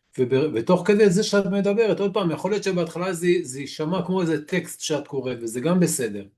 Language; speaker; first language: Hebrew; native; Hebrew